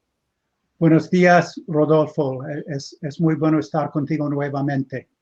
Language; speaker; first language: Spanish; non-native, fluent; English